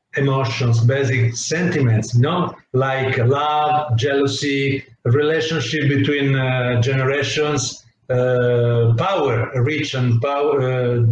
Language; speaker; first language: English; non-native, fluent; Italian